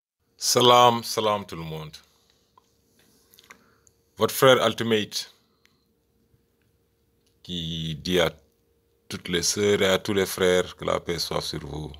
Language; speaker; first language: French; native; French